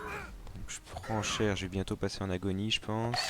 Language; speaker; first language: French; native; French